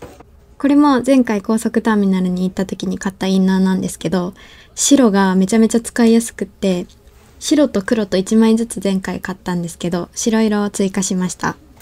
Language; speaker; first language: Japanese; native; Japanese